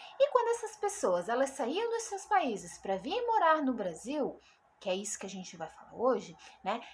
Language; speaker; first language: Portuguese; native; Portuguese